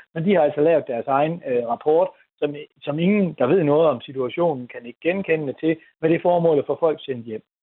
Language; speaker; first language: Danish; native; Danish